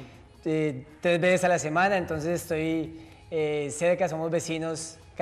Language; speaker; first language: Spanish; native; Spanish